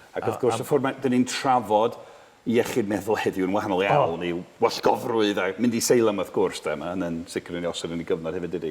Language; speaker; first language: Welsh; non-native, fluent; English